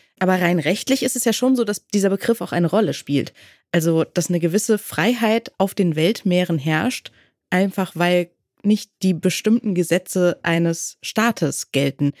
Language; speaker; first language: German; native; German